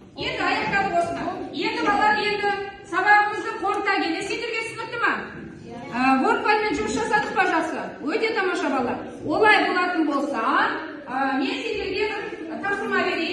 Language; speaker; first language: Kazakh; native; Kazakh